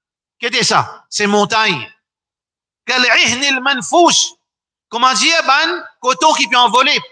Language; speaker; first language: French; non-native, local second language; Morisyen